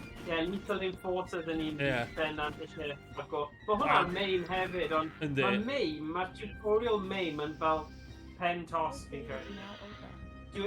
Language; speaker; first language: Welsh; native; Welsh